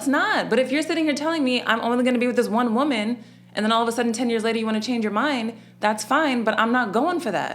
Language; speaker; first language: English; native; English